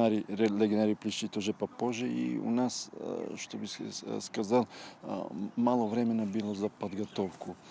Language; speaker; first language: Russian; non-native, fluent; Serbian